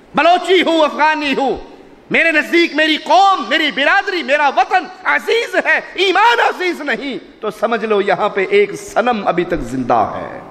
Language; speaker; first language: Urdu; non-native, local second language; Punjabi